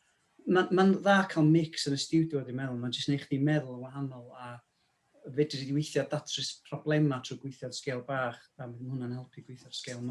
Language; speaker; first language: Welsh; native; Welsh